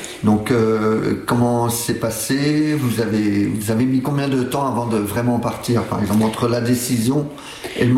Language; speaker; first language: French; native; French